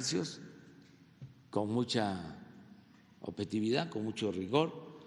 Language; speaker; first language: Spanish; native; Spanish